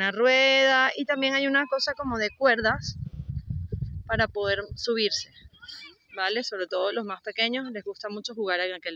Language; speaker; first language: Spanish; native; Spanish